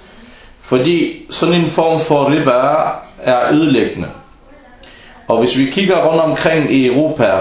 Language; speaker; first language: Danish; non-native, fluent; Arabic